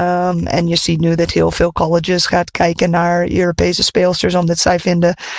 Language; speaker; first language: Dutch; non-native, fluent; English